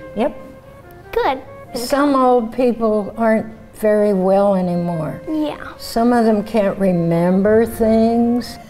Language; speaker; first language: English; native; English